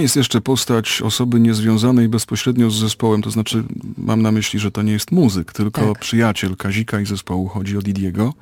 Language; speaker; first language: Polish; native; Polish